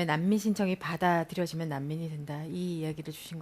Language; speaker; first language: Korean; native; Korean